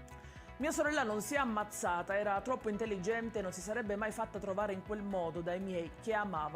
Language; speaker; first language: Italian; native; Italian